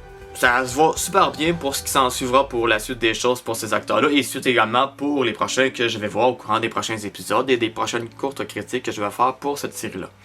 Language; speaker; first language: French; native; French